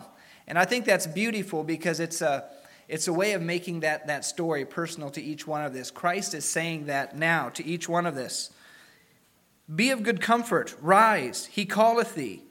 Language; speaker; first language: English; native; English